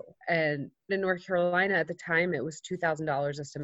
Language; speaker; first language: English; native; English